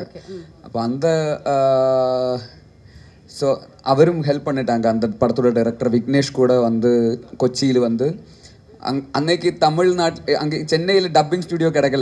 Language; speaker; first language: Tamil; non-native, learner; Malayalam